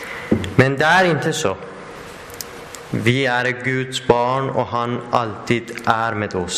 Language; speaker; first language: Swedish; non-native, learner; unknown